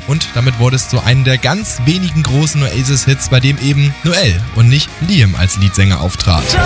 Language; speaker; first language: German; native; German